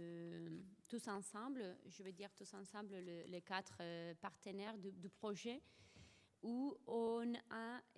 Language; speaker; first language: French; non-native, fluent; Spanish